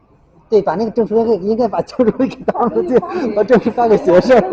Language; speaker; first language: Chinese; native; Chinese